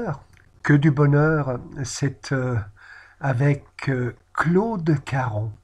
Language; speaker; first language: French; native; French